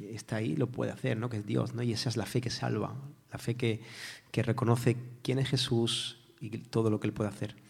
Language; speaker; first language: Spanish; native; Spanish